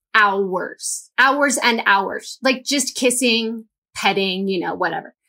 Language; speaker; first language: English; native; English